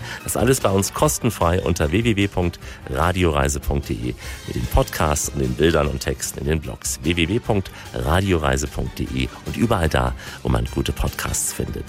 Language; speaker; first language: German; native; German